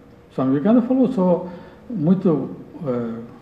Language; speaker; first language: Portuguese; non-native, learner; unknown